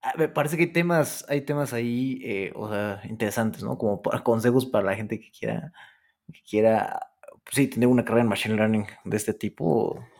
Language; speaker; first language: Spanish; native; Spanish